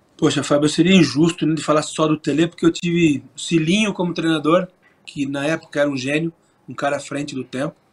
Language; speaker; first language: Portuguese; native; Portuguese